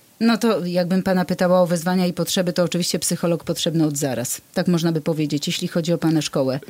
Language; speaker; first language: Polish; native; Polish